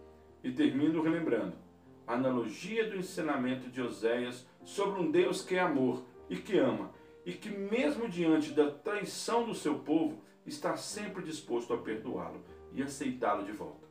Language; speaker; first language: Portuguese; native; Portuguese